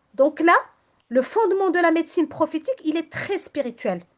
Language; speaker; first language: French; non-native, local second language; Arabic